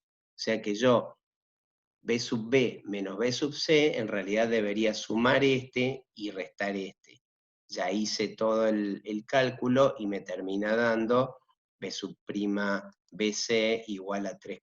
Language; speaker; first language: Spanish; native; Spanish